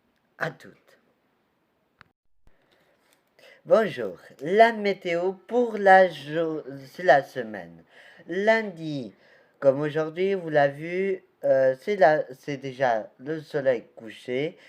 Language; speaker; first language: French; non-native, learner; Portuguese